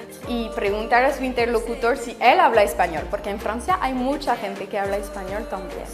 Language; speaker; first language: Spanish; non-native, fluent; French